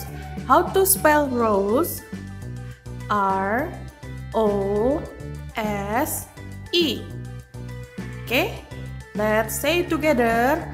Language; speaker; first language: English; non-native, learner; Indonesian